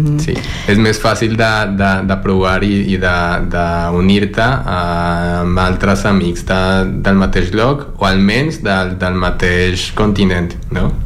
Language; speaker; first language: Catalan; non-native, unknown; Spanish